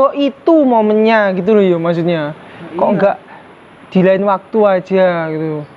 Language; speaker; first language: Indonesian; native; Indonesian